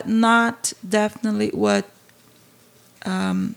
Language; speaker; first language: English; non-native, fluent; Portuguese